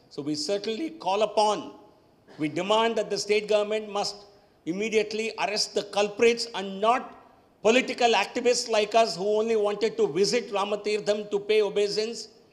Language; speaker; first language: English; non-native, local second language; Telugu